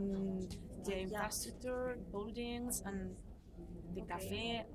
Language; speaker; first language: English; non-native, learner; Spanish